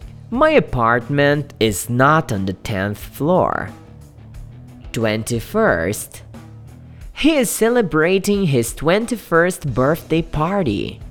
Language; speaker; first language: English; non-native, fluent; Portuguese